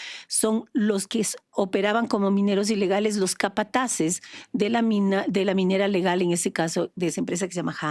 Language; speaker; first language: Spanish; native; Spanish